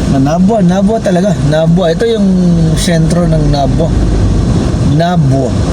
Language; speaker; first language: Filipino; non-native, local second language; Cebuano